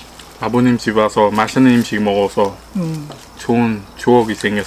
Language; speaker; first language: Korean; non-native, learner; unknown